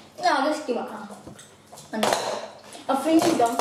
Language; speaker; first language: Italian; native; Italian